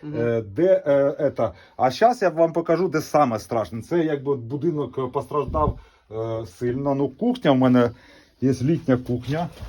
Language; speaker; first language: Ukrainian; native; Ukrainian